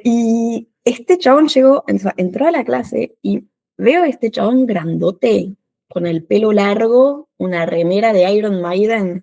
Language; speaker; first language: Spanish; non-native, fluent; French